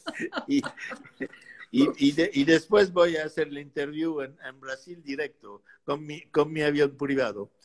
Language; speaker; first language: Spanish; non-native, fluent; French